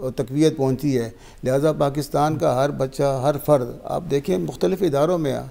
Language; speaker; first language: Urdu; non-native, local second language; Pashto